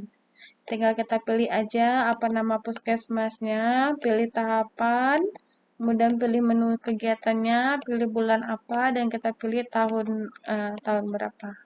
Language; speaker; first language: Indonesian; native; Indonesian